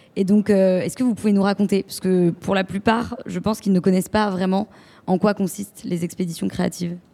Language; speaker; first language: French; native; French